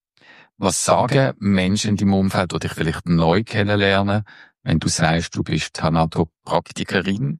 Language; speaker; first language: German; native; German